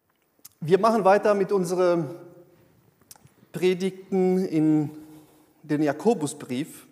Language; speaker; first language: German; non-native, fluent; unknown